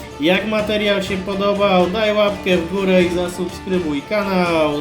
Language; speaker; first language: Polish; native; Polish